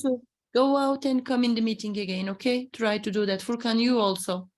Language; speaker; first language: English; non-native, fluent; Turkish